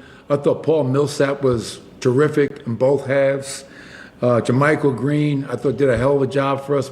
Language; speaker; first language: English; native; English